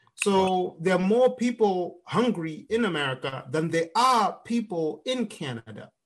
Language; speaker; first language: English; non-native, local second language; Shona